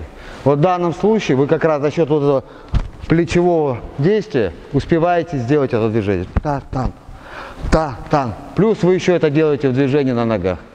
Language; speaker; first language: Russian; native; Russian